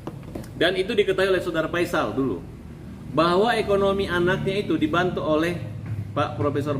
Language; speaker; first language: Indonesian; native; Indonesian